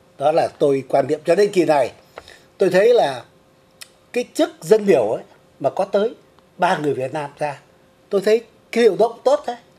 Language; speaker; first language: Vietnamese; native; Vietnamese